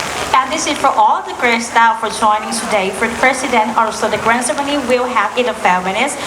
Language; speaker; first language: English; non-native, learner; Thai